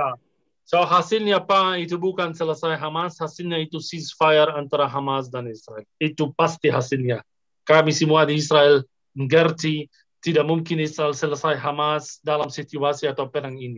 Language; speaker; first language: Indonesian; non-native, fluent; Arabic